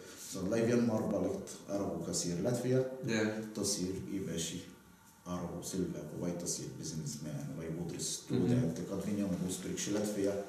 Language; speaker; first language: Latvian; non-native, learner; Arabic